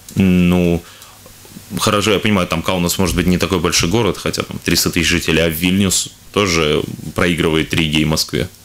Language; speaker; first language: Russian; native; Russian